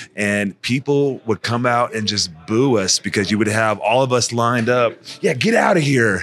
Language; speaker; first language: English; native; English